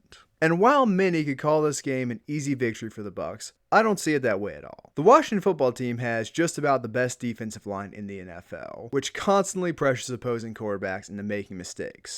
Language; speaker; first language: English; native; English